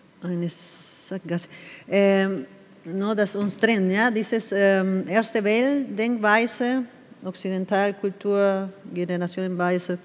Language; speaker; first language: German; non-native, fluent; Spanish